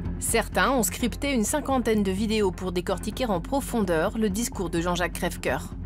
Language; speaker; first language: French; native; French